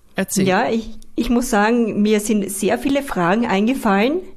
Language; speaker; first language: German; native; German